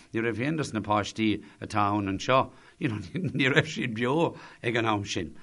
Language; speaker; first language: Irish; non-native, local second language; English